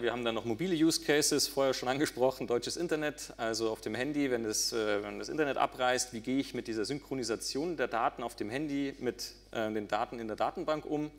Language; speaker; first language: German; native; German